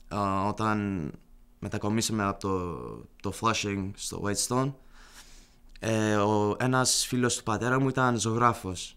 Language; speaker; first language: Greek; early bilingual, heritage; Greek